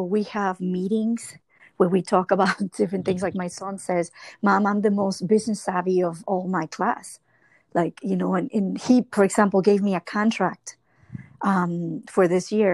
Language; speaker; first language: English; non-native, fluent; Spanish